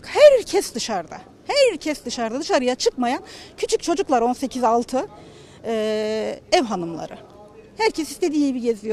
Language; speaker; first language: Turkish; native; Turkish